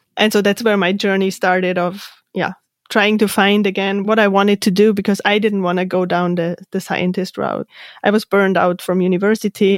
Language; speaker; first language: English; non-native, fluent; German